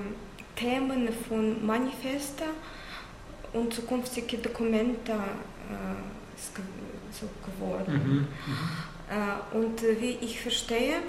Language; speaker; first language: German; non-native, learner; Russian